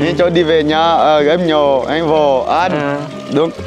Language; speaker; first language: Vietnamese; non-native, learner; Portuguese